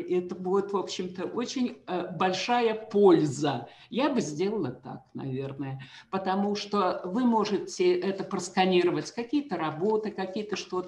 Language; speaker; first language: Russian; native; Russian